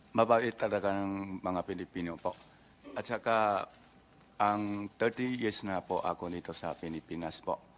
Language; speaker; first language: Filipino; non-native, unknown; Min Nan Chinese